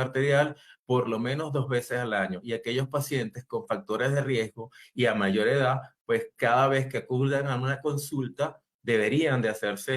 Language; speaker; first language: Spanish; native; Spanish